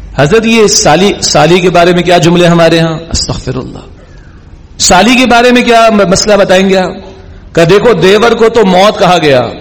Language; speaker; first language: Urdu; native; Urdu